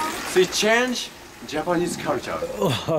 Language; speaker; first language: English; non-native, learner; Japanese